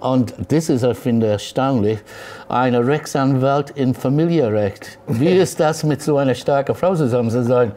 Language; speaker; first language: German; non-native, fluent; English